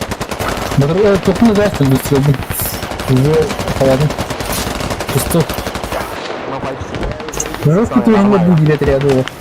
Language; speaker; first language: Russian; non-native, local second language; Yakut